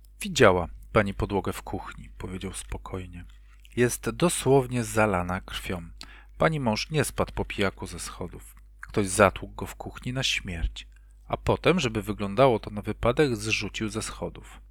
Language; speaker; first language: Polish; native; Polish